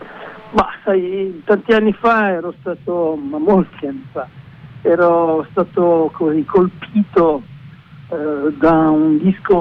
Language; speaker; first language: Italian; native; Italian